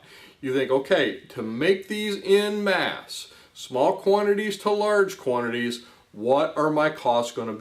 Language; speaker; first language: English; native; English